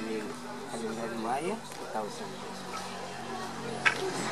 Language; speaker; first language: English; non-native, learner; Spanish